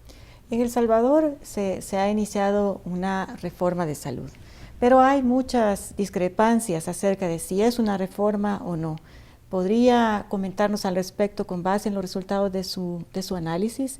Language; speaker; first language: Spanish; native; Spanish